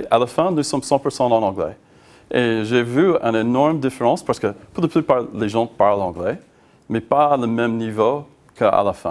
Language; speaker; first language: French; non-native, learner; English